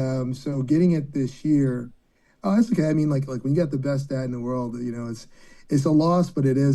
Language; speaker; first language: English; native; English